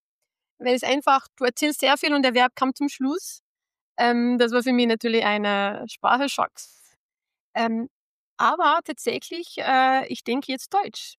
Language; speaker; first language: German; non-native, fluent; Arabic